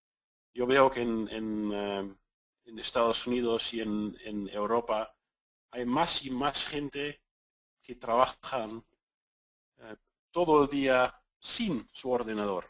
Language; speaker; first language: Spanish; non-native, fluent; Dutch